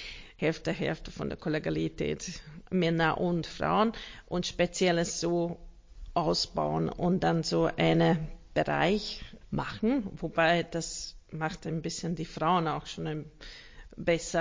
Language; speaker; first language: German; non-native, learner; Hungarian